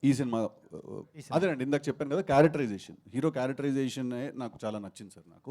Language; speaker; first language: Telugu; native; Telugu